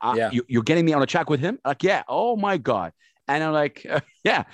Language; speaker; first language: English; non-native, fluent; Arabic